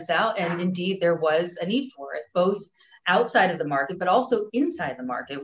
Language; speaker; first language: English; native; English